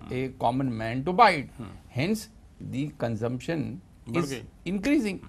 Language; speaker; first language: English; non-native, local second language; Urdu